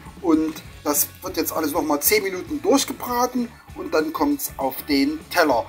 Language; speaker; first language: German; native; German